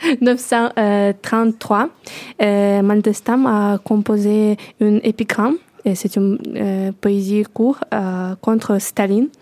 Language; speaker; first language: French; non-native, learner; Russian